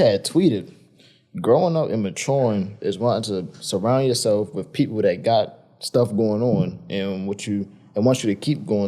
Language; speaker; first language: English; native; English